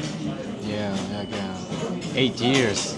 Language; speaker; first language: English; non-native, fluent; Mongolian